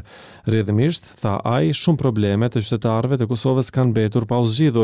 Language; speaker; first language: Albanian; native; Albanian